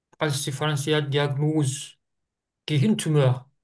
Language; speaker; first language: German; non-native, learner; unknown